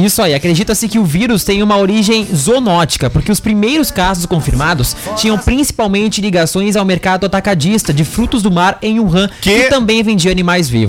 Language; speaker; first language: Portuguese; native; Portuguese